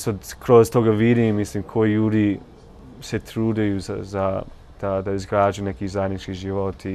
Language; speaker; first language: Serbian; non-native, learner; English